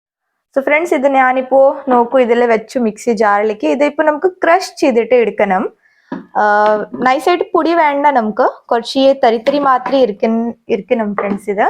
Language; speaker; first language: Malayalam; non-native, fluent; Hindi